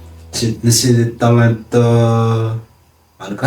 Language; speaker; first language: French; non-native, learner; Malagasy